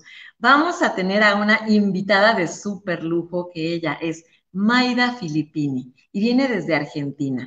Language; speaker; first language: Spanish; native; Spanish